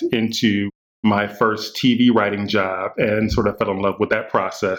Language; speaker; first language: English; native; English